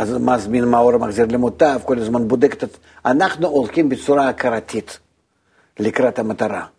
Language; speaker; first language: Hebrew; non-native, fluent; Russian